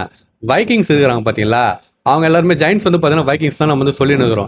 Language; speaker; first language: Tamil; native; Tamil